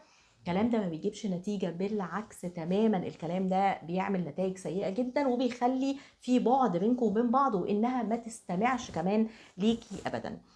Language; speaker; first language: Arabic; native; Arabic